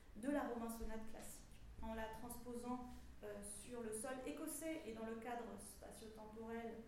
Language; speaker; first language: French; native; French